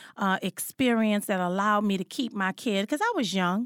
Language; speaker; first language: English; native; English